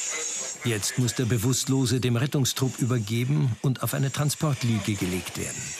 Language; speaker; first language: German; native; German